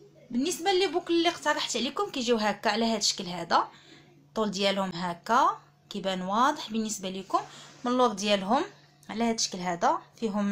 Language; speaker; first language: Arabic; native; Arabic